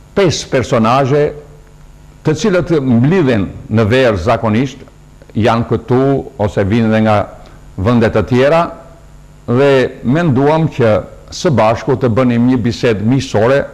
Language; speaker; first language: Albanian; native; Albanian